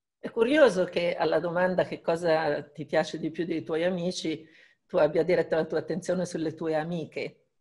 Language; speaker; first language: Italian; native; Italian